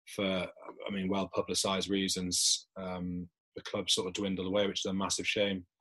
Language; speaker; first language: English; native; English